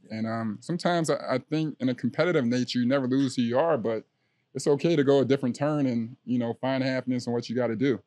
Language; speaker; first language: English; native; English